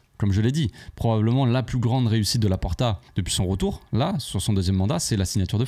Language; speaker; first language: French; native; French